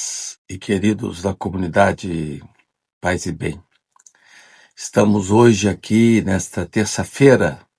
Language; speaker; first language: Portuguese; native; Portuguese